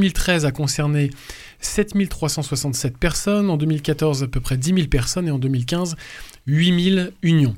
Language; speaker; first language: French; native; French